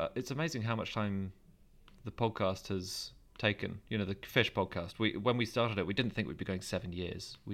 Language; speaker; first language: English; native; English